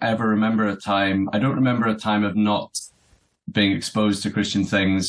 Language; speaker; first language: English; native; English